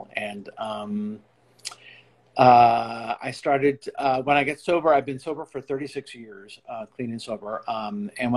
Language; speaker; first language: English; native; English